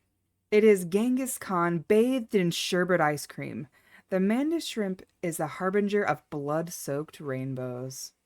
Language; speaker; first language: English; native; English